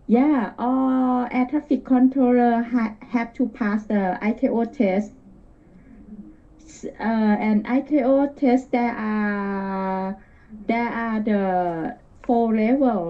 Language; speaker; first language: English; non-native, learner; Thai